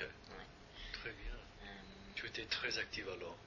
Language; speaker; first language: French; non-native, fluent; English